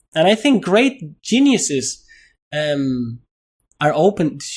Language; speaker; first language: English; non-native, fluent; Spanish